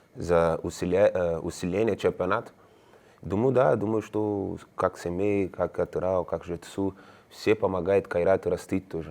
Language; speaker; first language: Russian; non-native, learner; Spanish